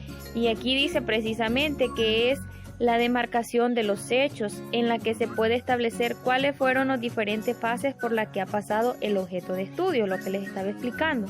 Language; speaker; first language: Spanish; native; Spanish